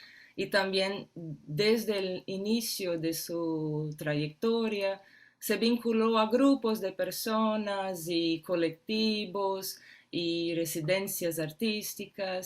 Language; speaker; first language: Spanish; non-native, fluent; Portuguese